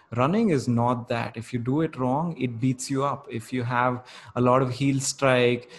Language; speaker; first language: English; non-native, local second language; Kannada